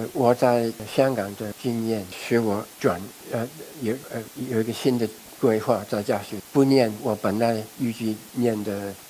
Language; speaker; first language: Chinese; non-native, fluent; English